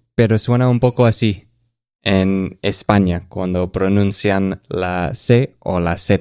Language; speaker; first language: Spanish; non-native, fluent; English